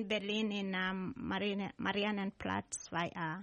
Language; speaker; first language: German; non-native, learner; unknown